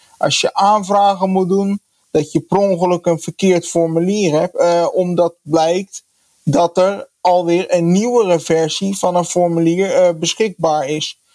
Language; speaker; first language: Dutch; native; Dutch